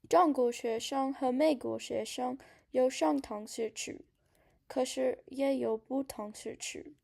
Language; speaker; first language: Chinese; non-native, learner; English